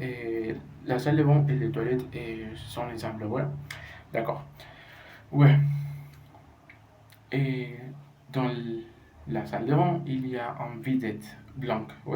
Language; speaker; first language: French; non-native, learner; Spanish